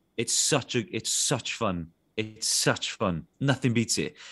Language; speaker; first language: English; native; English